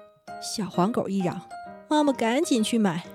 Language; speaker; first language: Chinese; native; Chinese